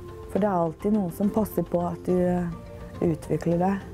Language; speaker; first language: Norwegian; non-native, fluent; Bosnian